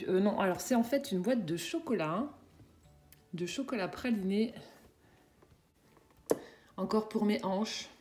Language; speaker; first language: French; native; French